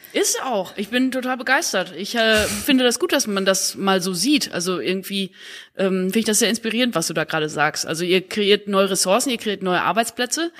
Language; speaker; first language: German; native; German